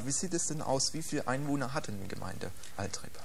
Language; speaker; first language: German; native; German